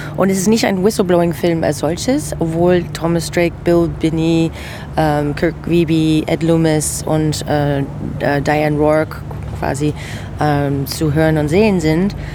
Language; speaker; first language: German; non-native, fluent; English